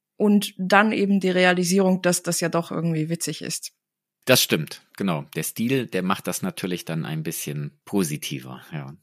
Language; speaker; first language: German; non-native, fluent; Estonian